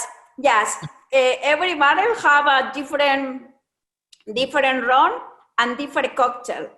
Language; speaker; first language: English; non-native, learner; Spanish